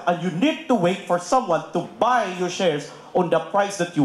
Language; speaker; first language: English; non-native, local second language; Filipino